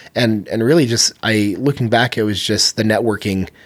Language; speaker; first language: English; native; English